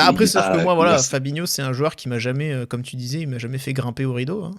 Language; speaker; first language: French; native; French